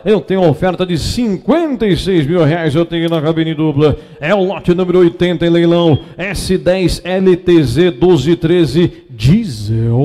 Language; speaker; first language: Portuguese; native; Portuguese